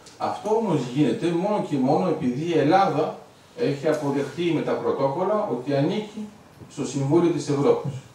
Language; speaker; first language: Greek; early bilingual, heritage; Greek